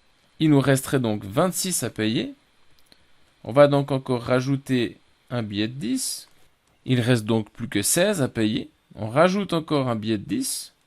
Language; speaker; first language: French; native; French